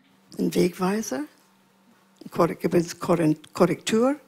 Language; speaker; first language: German; non-native, fluent; English